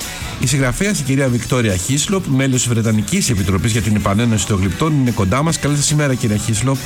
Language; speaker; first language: Greek; native; Greek